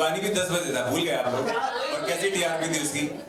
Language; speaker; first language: Hindi; native; Hindi